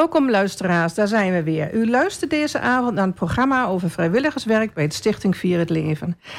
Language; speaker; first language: Dutch; native; Dutch